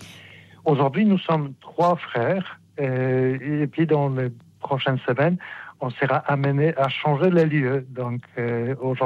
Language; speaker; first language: French; non-native, fluent; Polish